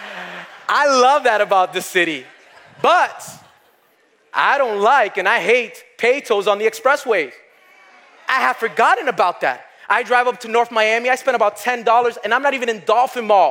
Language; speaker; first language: English; native; English